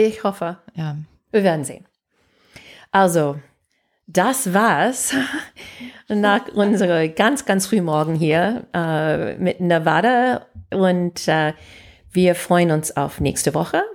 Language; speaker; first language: German; non-native, fluent; English